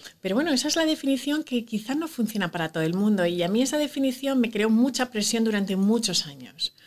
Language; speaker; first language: Spanish; native; Spanish